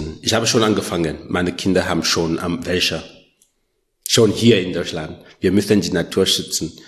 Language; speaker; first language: German; non-native, learner; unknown